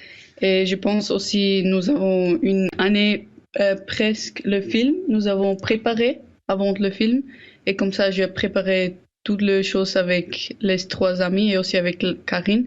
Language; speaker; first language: French; non-native, learner; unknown